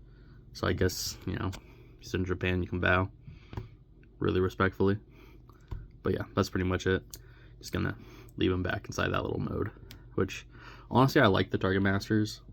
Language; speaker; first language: English; native; English